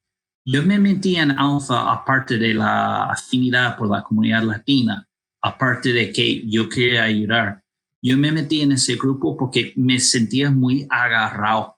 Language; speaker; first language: Spanish; non-native, fluent; English